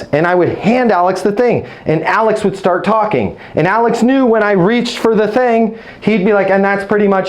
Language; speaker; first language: English; native; English